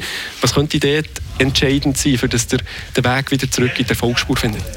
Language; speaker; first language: German; native; German